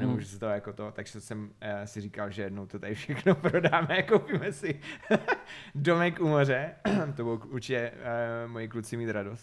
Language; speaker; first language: Czech; native; Czech